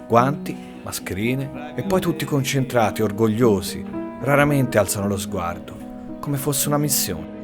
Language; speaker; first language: Italian; native; Italian